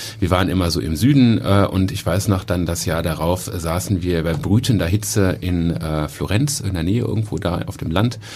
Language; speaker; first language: German; native; German